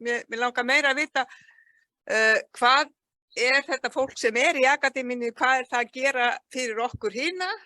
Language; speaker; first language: Icelandic; non-native, learner; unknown